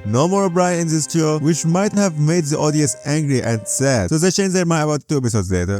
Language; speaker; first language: English; non-native, fluent; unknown